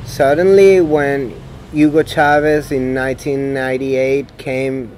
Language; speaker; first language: English; non-native, fluent; Spanish